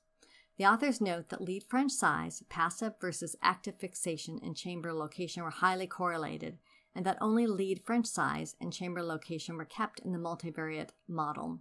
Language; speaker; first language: English; native; English